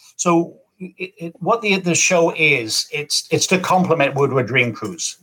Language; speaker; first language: English; native; English